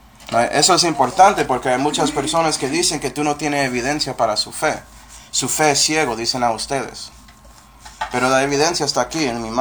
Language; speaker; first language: Spanish; non-native, fluent; English